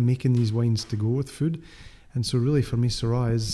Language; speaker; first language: English; native; English